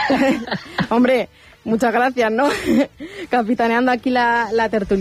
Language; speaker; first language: Spanish; native; Spanish